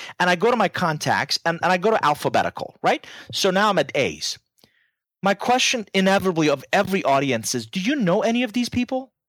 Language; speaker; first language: English; non-native, fluent; Persian